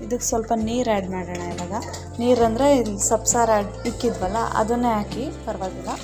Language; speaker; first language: Kannada; native; Kannada